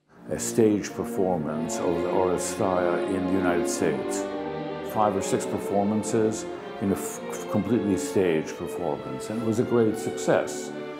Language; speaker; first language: English; early bilingual, other home language; Russian